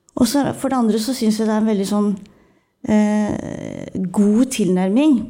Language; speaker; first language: Norwegian; early bilingual, other home language; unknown